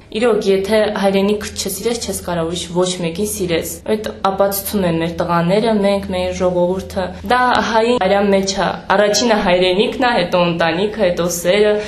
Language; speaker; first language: Armenian; native; Armenian